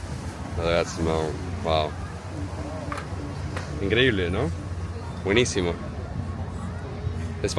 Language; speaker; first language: Spanish; early bilingual, heritage; Spanish